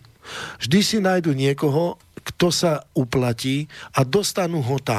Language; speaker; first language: Slovak; native; Slovak